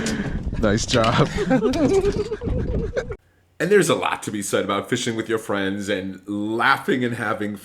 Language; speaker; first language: English; native; English